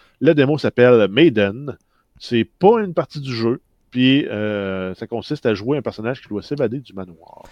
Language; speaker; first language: French; native; French